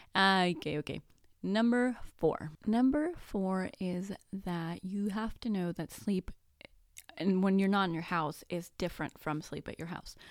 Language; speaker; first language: English; non-native, fluent; Spanish